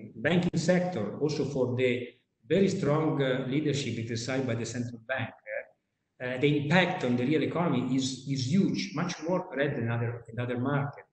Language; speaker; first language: English; non-native, fluent; Italian